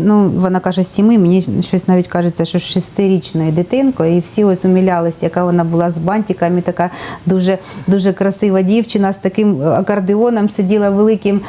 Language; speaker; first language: Ukrainian; native; Ukrainian